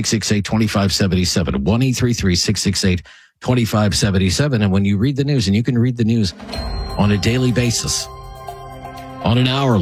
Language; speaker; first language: English; native; English